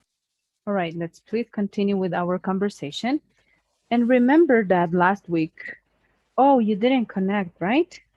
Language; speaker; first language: English; non-native, fluent; Spanish